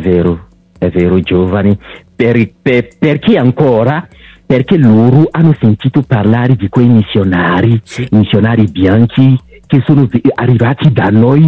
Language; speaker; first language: Italian; non-native, local second language; French